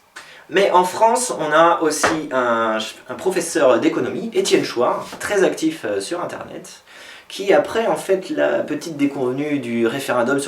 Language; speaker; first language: French; native; French